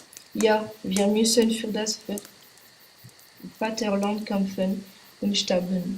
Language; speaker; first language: German; non-native, learner; French